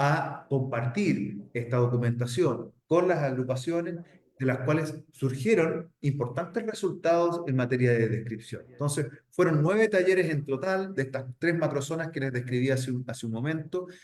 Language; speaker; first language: Spanish; native; Spanish